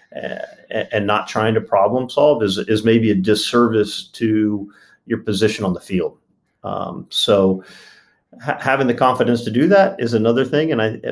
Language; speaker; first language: English; native; English